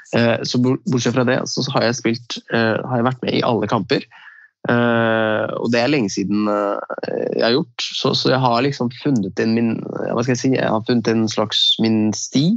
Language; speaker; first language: Norwegian; early bilingual, other home language; Riffian